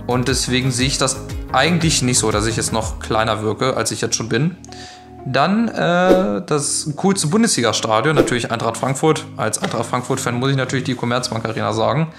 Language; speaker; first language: German; native; German